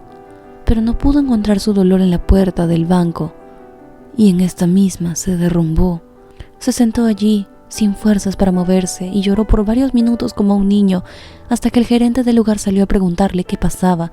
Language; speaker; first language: Spanish; native; Spanish